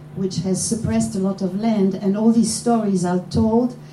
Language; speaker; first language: English; non-native, fluent; Polish